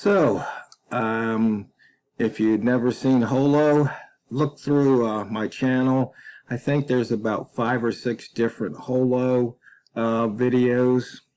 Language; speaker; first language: English; native; English